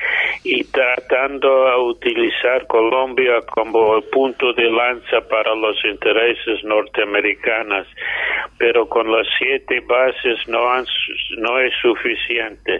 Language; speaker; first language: Spanish; non-native, fluent; English